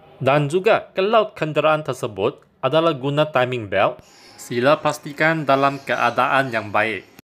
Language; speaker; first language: Malay; non-native, local second language; Chinese